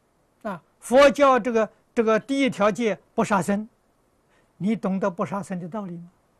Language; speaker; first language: Chinese; native; Chinese